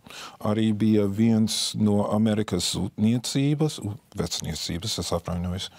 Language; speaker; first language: Latvian; non-native, fluent; English